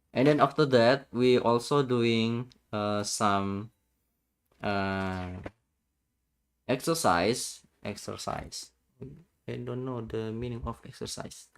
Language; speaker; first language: English; non-native, learner; Indonesian